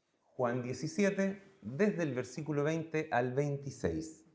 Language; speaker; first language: Spanish; native; Spanish